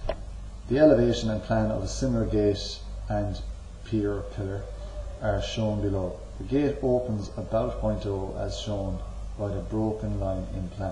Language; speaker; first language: English; native; English